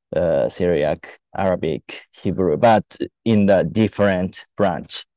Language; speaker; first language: English; non-native, fluent; Japanese